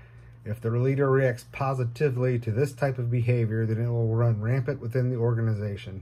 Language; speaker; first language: English; native; English